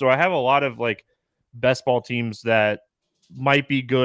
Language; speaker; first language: English; native; English